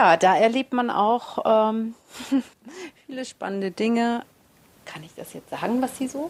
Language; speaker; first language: German; early bilingual, other home language; Russian